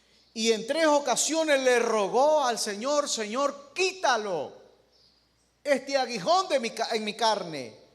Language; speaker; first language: Spanish; native; Spanish